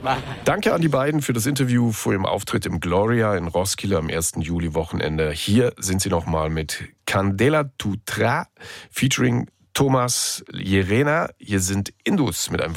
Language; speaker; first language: German; native; German